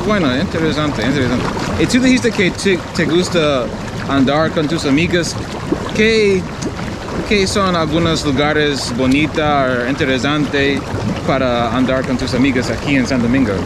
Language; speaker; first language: Spanish; non-native, learner; English